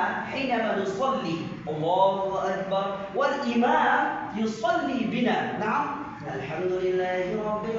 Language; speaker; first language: Arabic; non-native, fluent; Bangla